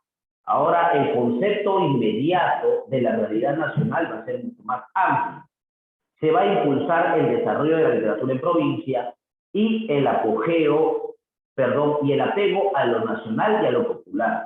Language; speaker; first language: Spanish; native; Spanish